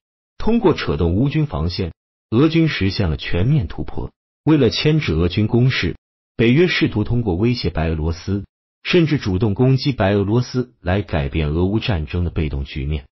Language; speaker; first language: Chinese; native; Chinese